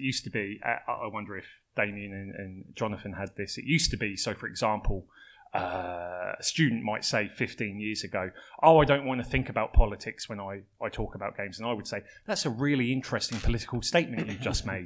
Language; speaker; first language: English; native; English